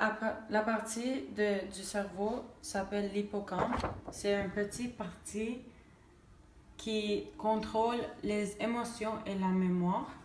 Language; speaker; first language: French; non-native, local second language; English